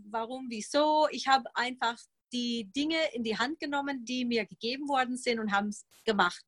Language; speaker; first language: German; non-native, fluent; English